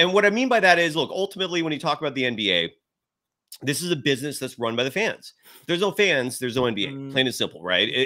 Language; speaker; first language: English; native; English